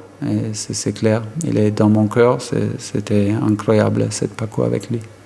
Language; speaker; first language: French; non-native, fluent; German